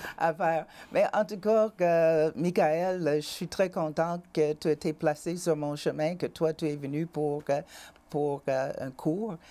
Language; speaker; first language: French; native; French